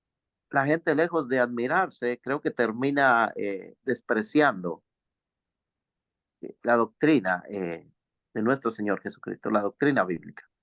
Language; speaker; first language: Spanish; native; Spanish